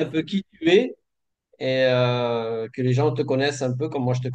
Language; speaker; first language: French; native; French